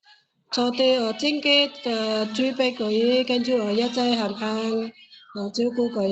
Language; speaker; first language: Cantonese; non-native, learner; Indonesian